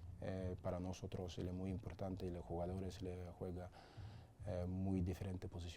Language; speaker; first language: Spanish; non-native, learner; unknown